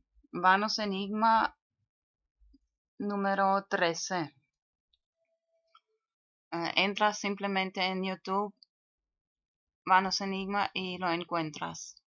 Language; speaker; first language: Spanish; non-native, fluent; German